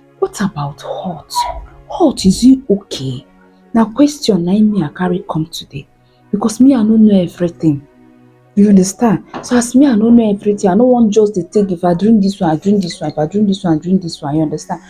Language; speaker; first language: Nigerian Pidgin; native; Nigerian Pidgin